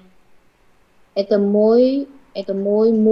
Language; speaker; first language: Russian; non-native, learner; Vietnamese